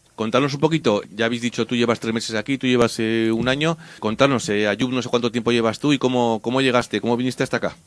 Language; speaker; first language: Spanish; native; Spanish